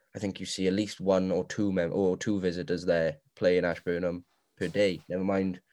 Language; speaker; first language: English; native; English